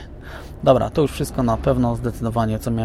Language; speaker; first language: Polish; native; Polish